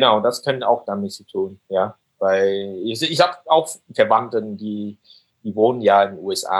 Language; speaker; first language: German; non-native, fluent; Vietnamese